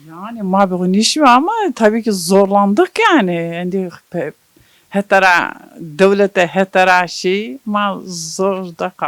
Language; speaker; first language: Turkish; non-native, local second language; Zaza